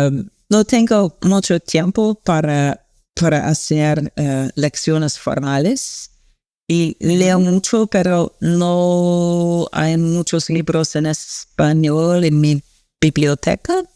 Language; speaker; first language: Spanish; non-native, learner; English